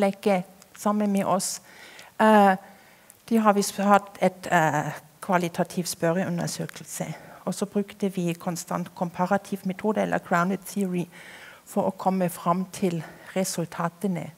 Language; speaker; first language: Norwegian; non-native, fluent; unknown